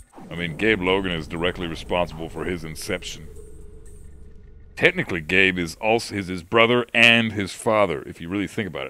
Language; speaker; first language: English; early bilingual, other home language; German